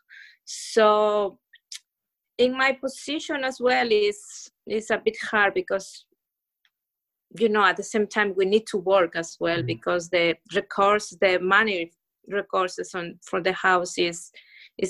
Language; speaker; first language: English; non-native, fluent; Spanish